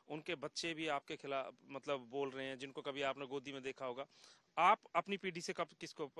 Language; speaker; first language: Hindi; native; Hindi